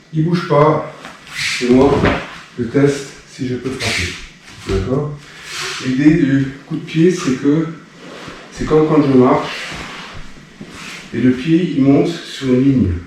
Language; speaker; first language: French; native; French